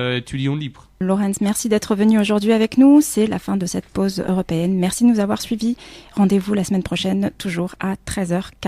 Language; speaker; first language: French; native; French